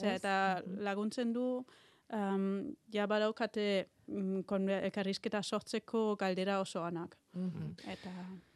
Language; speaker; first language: Basque; non-native, learner; German